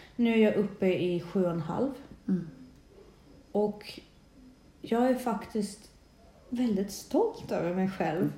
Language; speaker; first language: Swedish; early bilingual, other home language; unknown